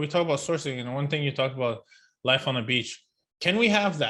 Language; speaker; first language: English; native; English